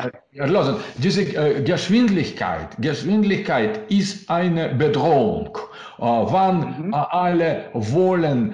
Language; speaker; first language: German; non-native, learner; Russian